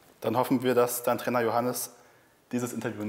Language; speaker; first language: German; native; German